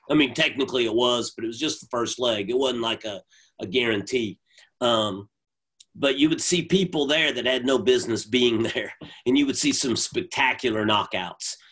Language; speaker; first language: English; native; English